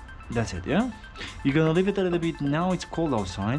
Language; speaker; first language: English; non-native, fluent; Romanian